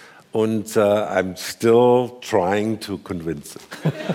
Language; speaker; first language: English; non-native, fluent; German